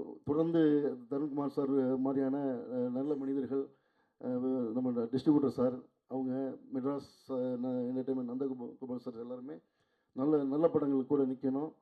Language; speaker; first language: Tamil; native; Tamil